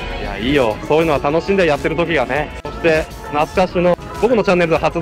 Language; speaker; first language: Japanese; native; Japanese